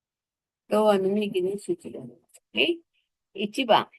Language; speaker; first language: Japanese; non-native, fluent; Filipino